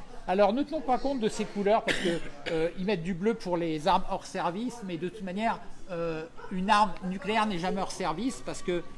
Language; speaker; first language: French; native; French